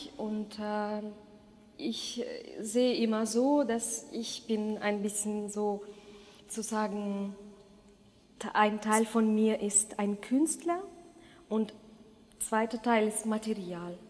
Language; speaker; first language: German; non-native, fluent; Russian